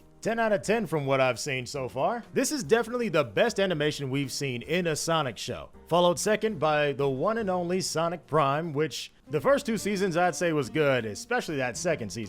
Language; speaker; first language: English; native; English